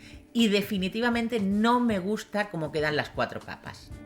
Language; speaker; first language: Spanish; native; Spanish